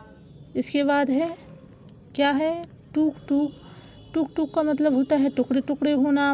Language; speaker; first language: Hindi; native; Hindi